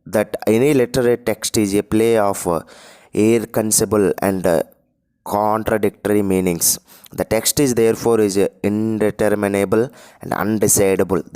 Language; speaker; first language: English; non-native, local second language; Telugu